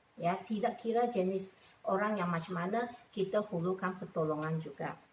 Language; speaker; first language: Malay; non-native, local second language; Chinese